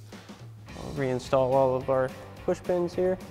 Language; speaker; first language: English; native; English